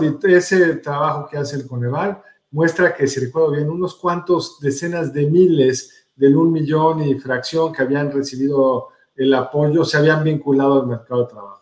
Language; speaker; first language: Spanish; native; Spanish